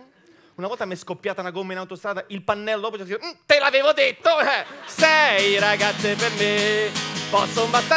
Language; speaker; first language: Italian; native; Italian